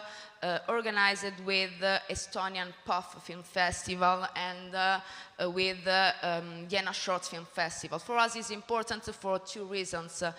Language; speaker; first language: English; non-native, learner; Italian